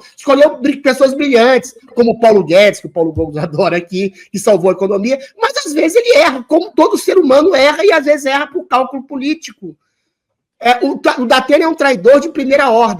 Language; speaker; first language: Portuguese; native; Portuguese